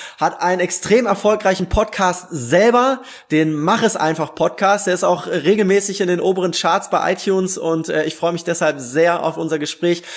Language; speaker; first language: German; native; German